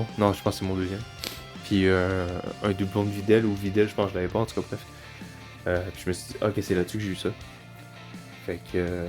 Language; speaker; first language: French; native; French